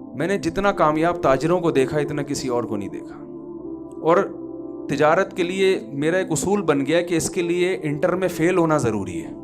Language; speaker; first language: Urdu; native; Urdu